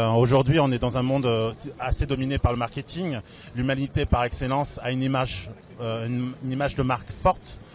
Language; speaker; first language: French; native; French